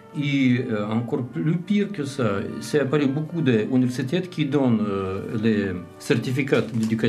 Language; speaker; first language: French; non-native, learner; Russian